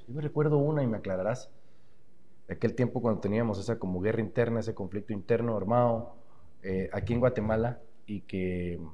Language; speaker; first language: Spanish; native; Spanish